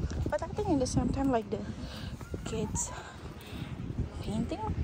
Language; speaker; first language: English; non-native, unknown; Indonesian